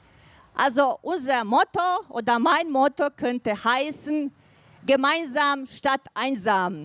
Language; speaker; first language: German; non-native, fluent; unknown